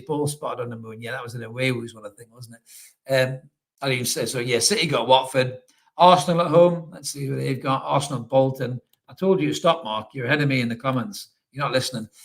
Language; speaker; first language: English; native; English